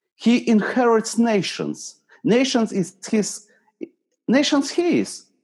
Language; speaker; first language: English; non-native, fluent; Ukrainian